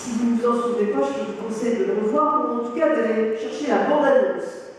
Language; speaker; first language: French; native; French